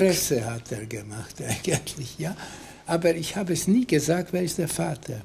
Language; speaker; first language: German; non-native, fluent; Hungarian